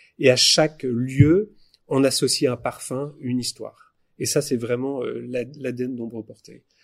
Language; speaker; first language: French; native; French